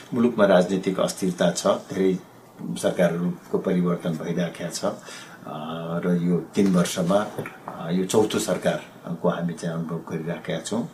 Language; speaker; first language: Nepali; native; Nepali